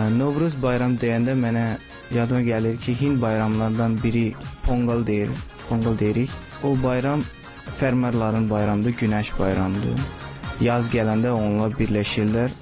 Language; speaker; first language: Azerbaijani; non-native, learner; Tamil